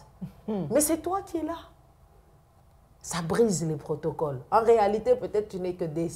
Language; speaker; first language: French; non-native, local second language; Lingala